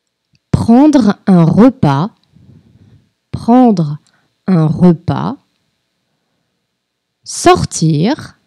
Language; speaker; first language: French; non-native, fluent; Portuguese